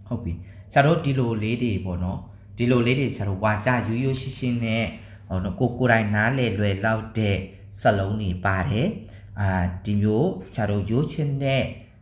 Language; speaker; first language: Burmese; native; Burmese